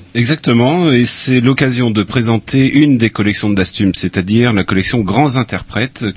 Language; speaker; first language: French; native; French